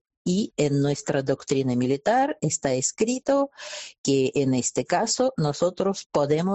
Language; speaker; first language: Spanish; non-native, fluent; Russian